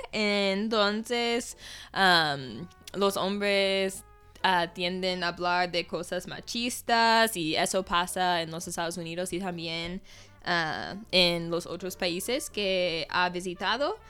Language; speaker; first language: Spanish; non-native, fluent; English